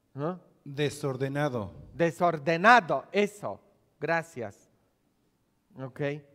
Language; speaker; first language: Spanish; non-native, fluent; Polish